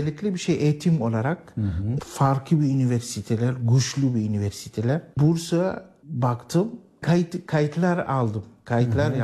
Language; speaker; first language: Turkish; non-native, learner; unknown